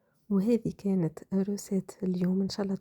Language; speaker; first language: Arabic; native; Arabic